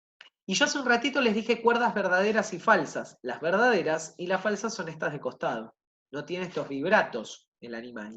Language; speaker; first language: Spanish; native; Spanish